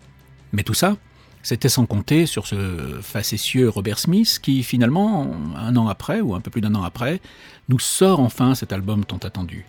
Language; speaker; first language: French; native; French